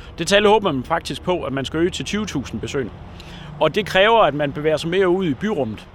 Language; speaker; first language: Danish; native; Danish